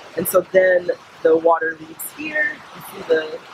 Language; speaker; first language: English; native; English